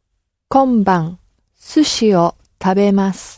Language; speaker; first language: Japanese; non-native, learner; English